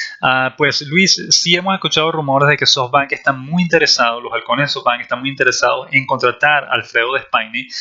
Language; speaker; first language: Spanish; native; Spanish